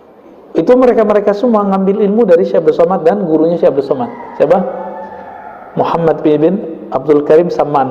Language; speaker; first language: Indonesian; native; Indonesian